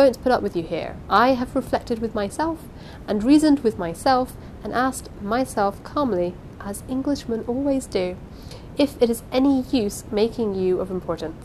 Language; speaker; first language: English; native; English